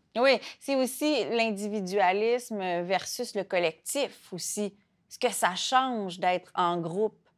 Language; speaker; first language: French; native; French